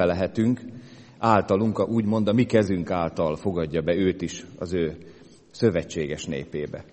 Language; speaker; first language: Hungarian; native; Hungarian